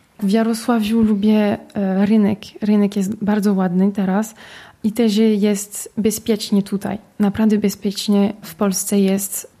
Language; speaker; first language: Polish; early bilingual, heritage; Polish